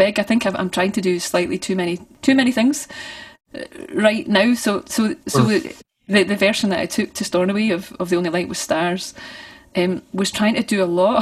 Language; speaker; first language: English; native; English